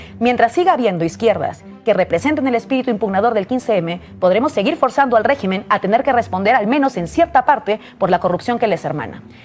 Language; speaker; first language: Spanish; native; Spanish